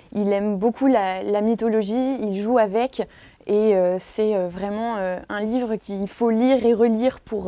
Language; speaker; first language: French; native; French